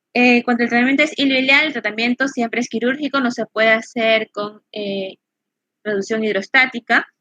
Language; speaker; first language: Spanish; native; Spanish